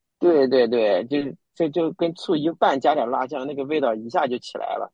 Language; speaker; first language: Chinese; native; Chinese